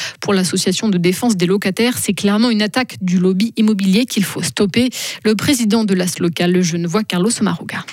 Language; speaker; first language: French; native; French